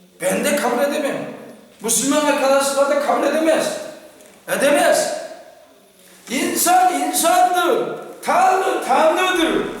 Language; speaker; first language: Turkish; non-native, fluent; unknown